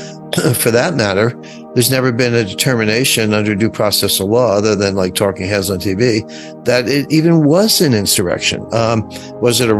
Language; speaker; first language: English; native; English